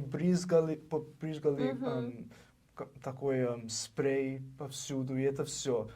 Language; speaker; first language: Russian; non-native, learner; English